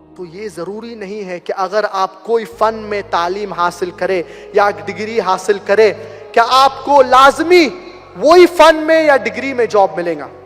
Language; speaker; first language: Urdu; non-native, local second language; Konkani